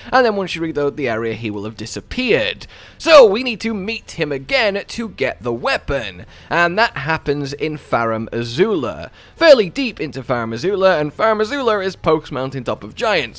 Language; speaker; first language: English; native; English